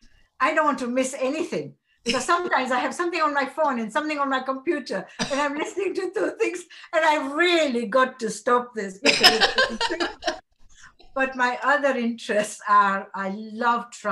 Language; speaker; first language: English; non-native, local second language; Gujarati